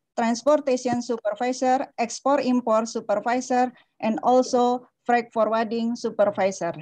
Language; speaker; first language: English; non-native, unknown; Indonesian